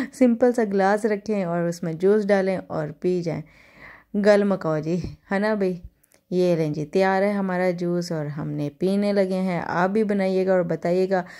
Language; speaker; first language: Hindi; native; Hindi